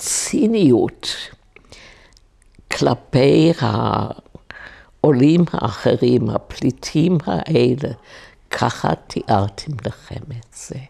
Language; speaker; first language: Hebrew; non-native, fluent; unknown